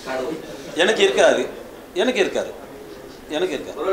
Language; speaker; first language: Tamil; native; Tamil